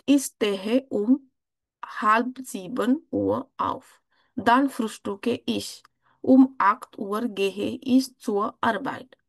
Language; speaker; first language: German; non-native, fluent; Marathi